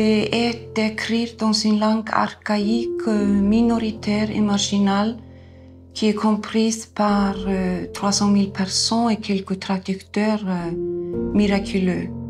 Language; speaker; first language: French; non-native, fluent; Icelandic